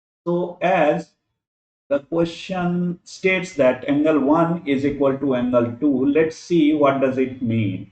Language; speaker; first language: English; non-native, local second language; Hindi